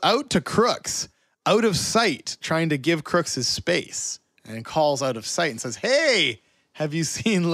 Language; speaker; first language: English; native; English